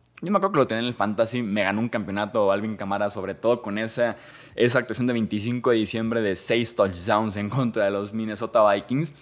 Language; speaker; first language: Spanish; native; Spanish